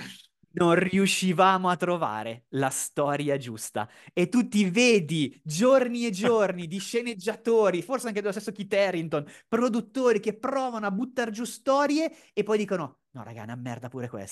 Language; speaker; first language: Italian; native; Italian